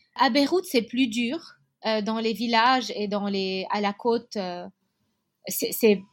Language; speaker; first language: French; non-native, local second language; Arabic